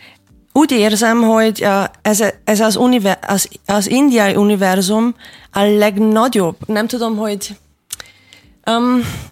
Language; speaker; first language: Hungarian; non-native, learner; German